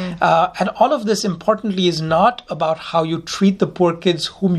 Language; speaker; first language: English; non-native, local second language; Hindi